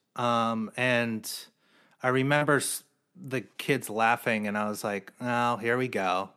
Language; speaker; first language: English; native; English